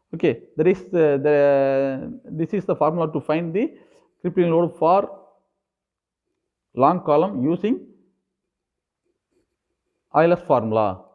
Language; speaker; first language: English; non-native, local second language; Tamil